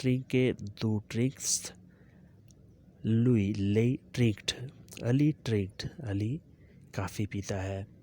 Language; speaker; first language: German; non-native, learner; Urdu